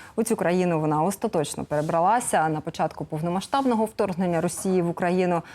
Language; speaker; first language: Ukrainian; native; Ukrainian